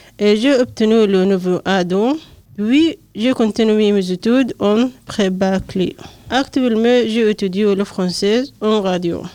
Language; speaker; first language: French; non-native, learner; Arabic